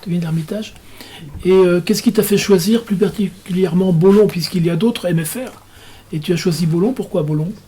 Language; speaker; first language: French; native; French